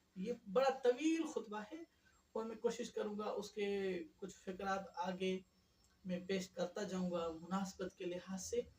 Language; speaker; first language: Urdu; non-native, local second language; Sindhi